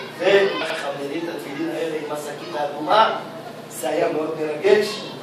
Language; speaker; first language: Hebrew; early bilingual, other home language; Arabic